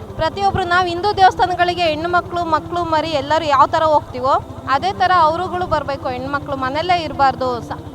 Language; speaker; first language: Kannada; native; Kannada